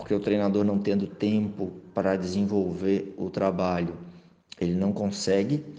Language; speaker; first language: Portuguese; native; Portuguese